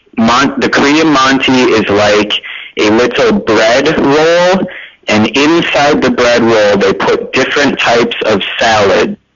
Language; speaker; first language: English; native; English